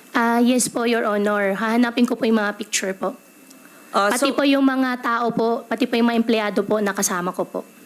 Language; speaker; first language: Filipino; native; Filipino